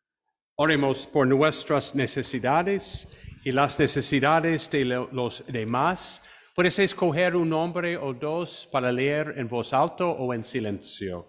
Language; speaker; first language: Spanish; non-native, fluent; English